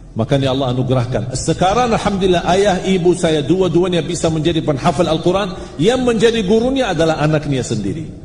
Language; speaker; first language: Malay; non-native, fluent; Arabic